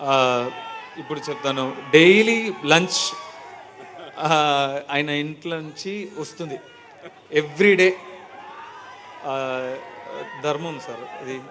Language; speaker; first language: Telugu; non-native, learner; Tamil